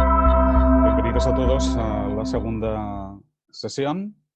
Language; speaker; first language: Spanish; native; Spanish